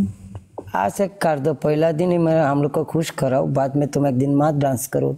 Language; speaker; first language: Hindi; non-native, fluent; Bangla